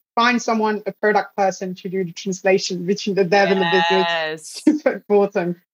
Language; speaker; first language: English; non-native, fluent; French